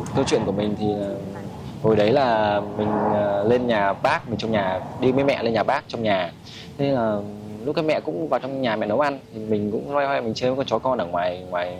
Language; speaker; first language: Vietnamese; native; Vietnamese